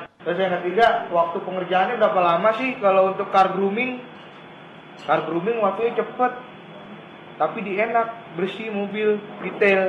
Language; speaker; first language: Malay; native; Malay